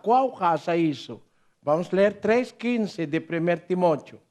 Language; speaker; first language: Portuguese; non-native, learner; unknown